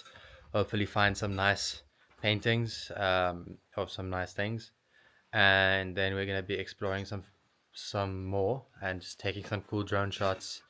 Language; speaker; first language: English; native; English